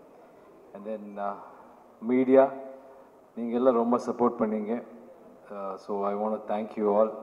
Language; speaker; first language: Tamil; non-native, learner; Kannada